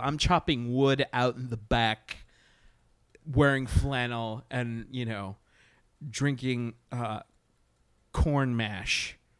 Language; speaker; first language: English; early bilingual, other home language; Spanish